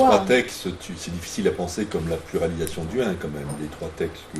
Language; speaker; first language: French; native; French